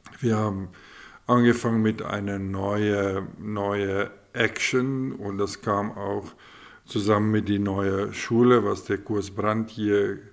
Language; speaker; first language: German; non-native, local second language; Afrikaans